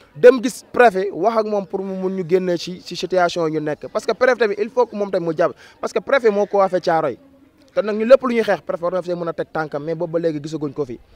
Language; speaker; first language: Wolof; native; Wolof